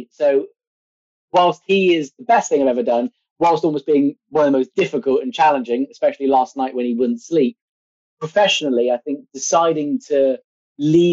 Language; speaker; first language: English; native; English